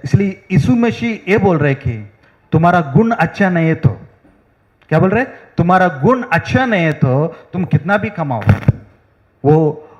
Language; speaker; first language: Hindi; non-native, local second language; Telugu